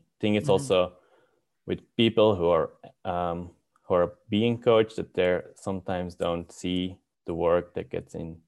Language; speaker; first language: English; non-native, fluent; Dutch